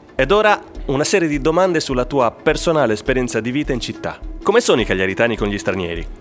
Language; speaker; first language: Italian; native; Italian